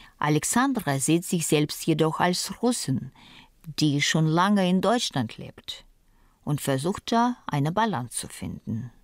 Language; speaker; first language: German; non-native, fluent; Russian